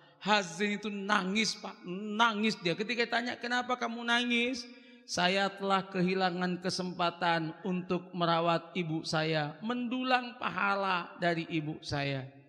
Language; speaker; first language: Indonesian; non-native, local second language; Madurese